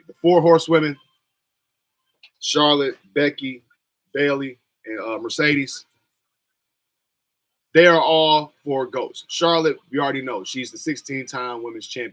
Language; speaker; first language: English; native; English